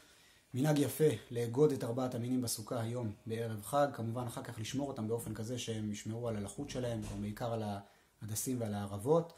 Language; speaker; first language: Hebrew; native; Hebrew